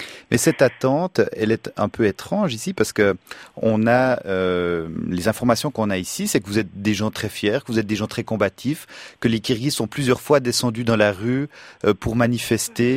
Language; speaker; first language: French; native; French